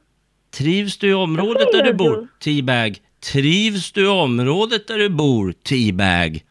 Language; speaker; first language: Swedish; native; Swedish